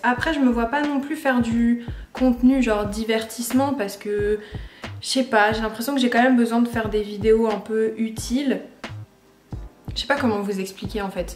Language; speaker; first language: French; native; French